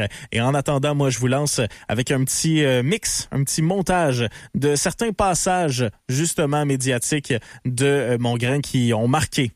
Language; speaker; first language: French; native; French